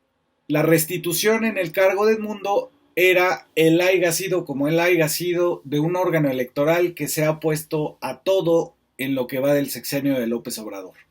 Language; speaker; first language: Spanish; native; Spanish